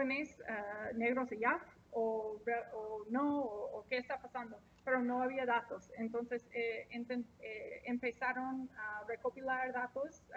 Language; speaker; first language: Spanish; non-native, fluent; English